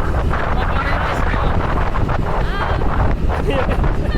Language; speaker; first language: English; non-native, learner; Indonesian